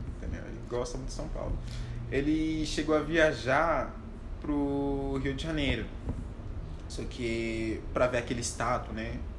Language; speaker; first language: Portuguese; non-native, fluent; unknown